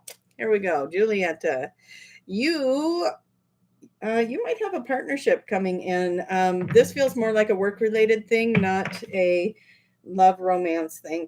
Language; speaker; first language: English; native; English